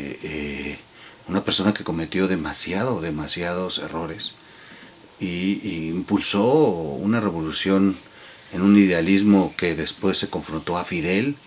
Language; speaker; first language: Spanish; native; Spanish